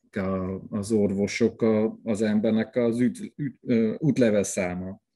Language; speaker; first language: Hungarian; non-native, fluent; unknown